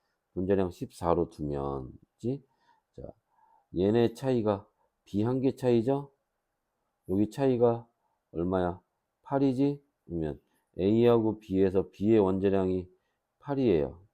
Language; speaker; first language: Korean; native; Korean